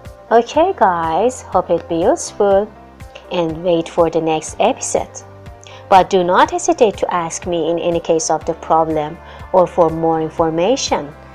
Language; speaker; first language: English; non-native, fluent; Persian